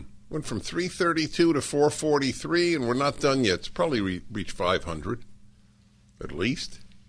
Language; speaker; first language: English; native; English